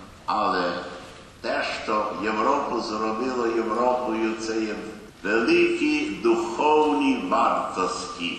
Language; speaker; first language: Ukrainian; early bilingual, heritage; Ukrainian